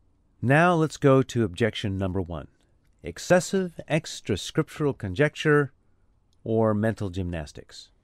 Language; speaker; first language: English; native; English